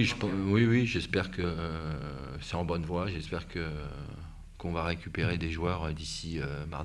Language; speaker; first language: French; native; French